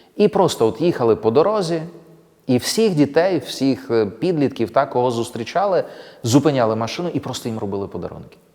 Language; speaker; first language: Ukrainian; native; Ukrainian